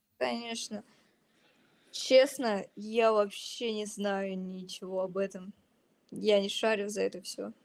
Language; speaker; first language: Russian; native; Russian